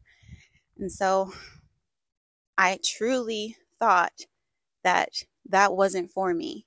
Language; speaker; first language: English; native; English